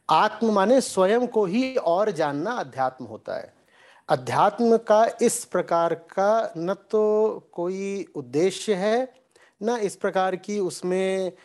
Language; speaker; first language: Hindi; native; Hindi